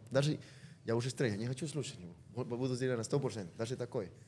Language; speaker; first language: Russian; non-native, learner; Spanish